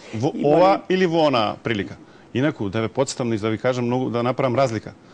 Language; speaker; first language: Macedonian; non-native, local second language; Serbian